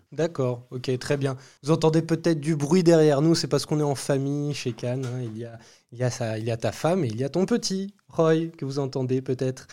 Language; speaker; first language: French; native; French